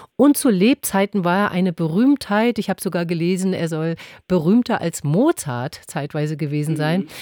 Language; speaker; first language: German; native; German